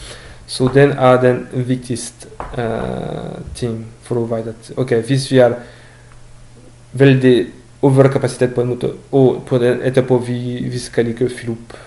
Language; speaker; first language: Norwegian; non-native, learner; French